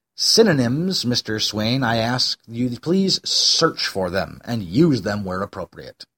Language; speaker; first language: English; native; English